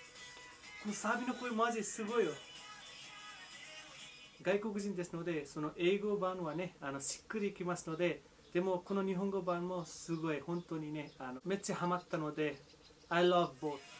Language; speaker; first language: Japanese; non-native, fluent; Nepali